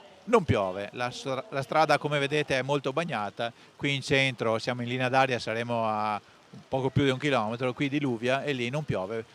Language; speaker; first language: Italian; native; Italian